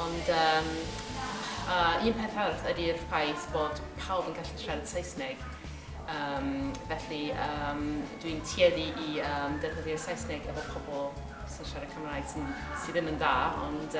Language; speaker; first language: Welsh; non-native, fluent; English